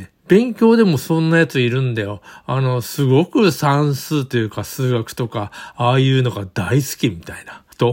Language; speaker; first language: Japanese; native; Japanese